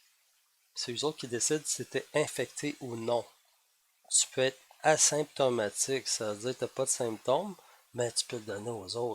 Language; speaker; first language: French; native; French